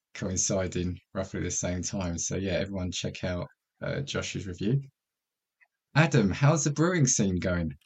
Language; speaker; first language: English; native; English